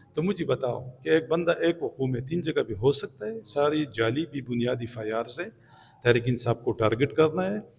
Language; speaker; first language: Urdu; non-native, local second language; Pashto